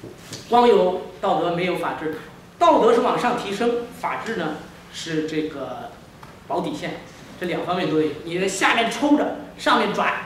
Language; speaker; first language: Chinese; native; Chinese